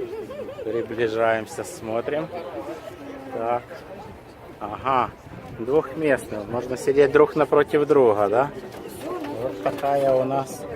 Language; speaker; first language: Russian; native; Russian